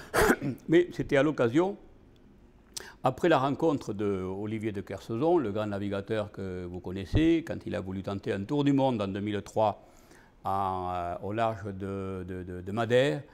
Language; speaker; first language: French; native; French